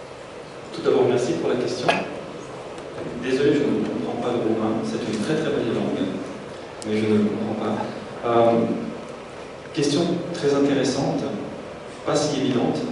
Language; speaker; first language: French; native; French